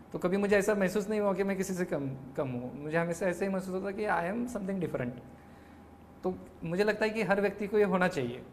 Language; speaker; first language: Hindi; non-native, local second language; Marathi